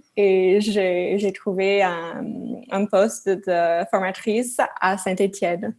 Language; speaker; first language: French; non-native, fluent; English